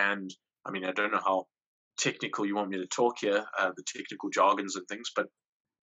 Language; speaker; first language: English; native; English